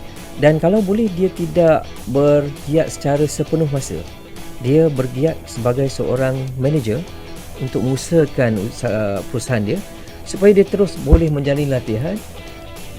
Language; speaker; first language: Malay; native; Malay